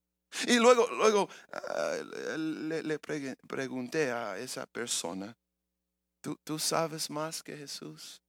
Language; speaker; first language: Spanish; early bilingual, heritage; English